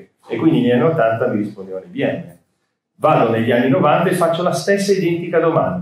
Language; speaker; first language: Italian; native; Italian